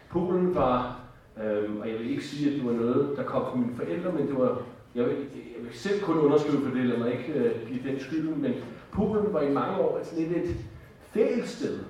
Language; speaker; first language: Danish; native; Danish